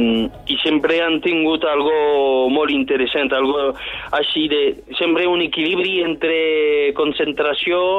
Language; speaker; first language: Catalan; non-native, fluent; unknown